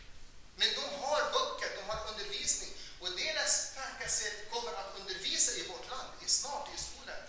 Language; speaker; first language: Swedish; non-native, fluent; Arabic